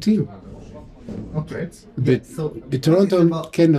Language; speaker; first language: Hebrew; non-native, fluent; English